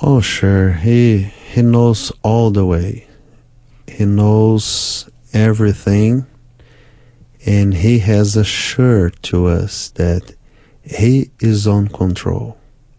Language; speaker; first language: English; non-native, fluent; Portuguese